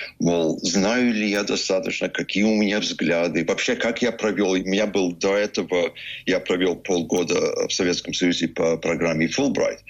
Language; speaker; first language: Russian; early bilingual, heritage; Russian